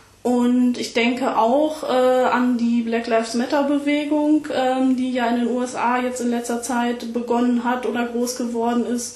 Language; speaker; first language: German; native; German